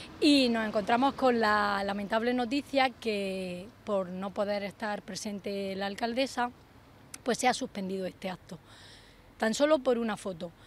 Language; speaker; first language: Spanish; native; Spanish